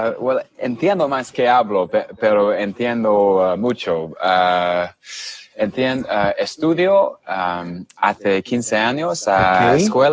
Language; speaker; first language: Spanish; non-native, learner; English